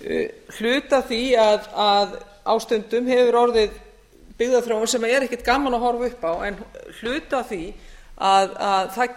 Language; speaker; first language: Icelandic; native; Icelandic